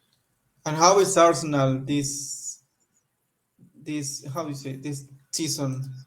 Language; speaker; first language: English; non-native, learner; Spanish